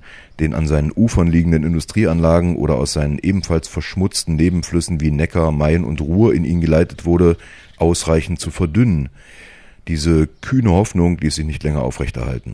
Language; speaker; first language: German; native; German